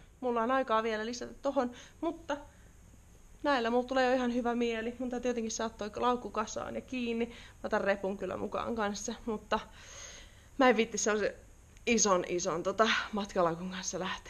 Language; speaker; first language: Finnish; native; Finnish